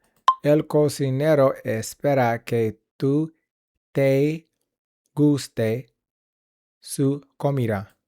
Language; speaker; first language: Spanish; non-native, learner; English